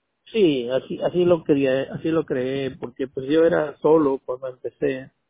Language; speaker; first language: Spanish; native; Spanish